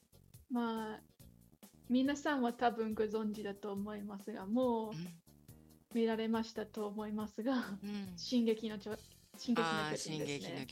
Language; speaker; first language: Japanese; non-native, learner; English